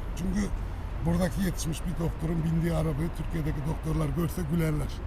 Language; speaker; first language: Turkish; early bilingual, heritage; Turkish